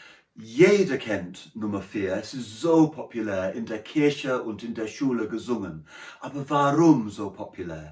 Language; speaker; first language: German; non-native, learner; English